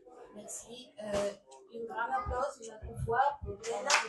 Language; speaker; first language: French; non-native, learner; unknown